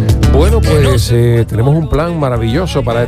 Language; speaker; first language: Spanish; native; Spanish